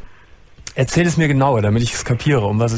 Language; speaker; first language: German; native; German